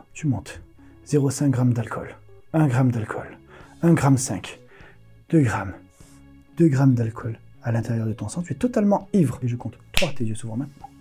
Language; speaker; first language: French; native; French